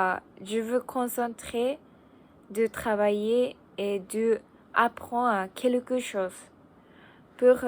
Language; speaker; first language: French; non-native, learner; Japanese